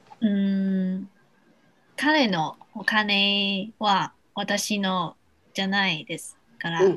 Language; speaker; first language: Japanese; non-native, learner; Chinese